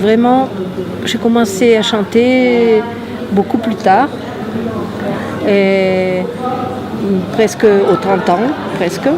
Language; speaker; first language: French; non-native, fluent; Spanish